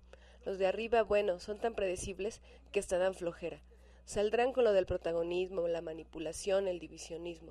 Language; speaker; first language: Spanish; native; Spanish